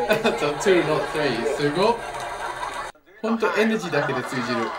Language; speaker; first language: Japanese; non-native, fluent; English